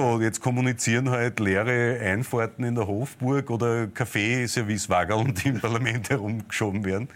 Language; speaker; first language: German; native; German